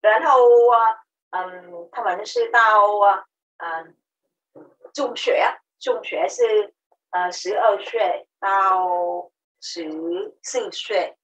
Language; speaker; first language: Chinese; non-native, learner; Vietnamese